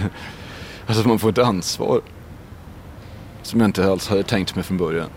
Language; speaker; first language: Swedish; native; Swedish